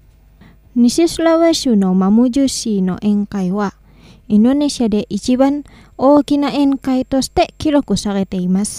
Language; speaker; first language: Japanese; non-native, fluent; Indonesian